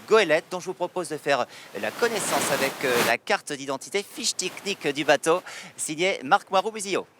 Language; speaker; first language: French; native; French